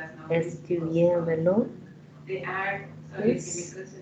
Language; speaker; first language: French; non-native, learner; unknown